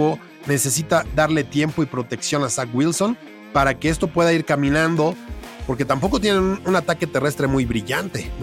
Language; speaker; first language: Spanish; native; Spanish